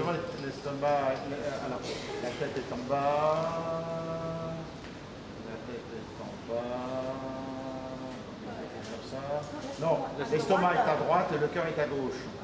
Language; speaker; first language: French; native; French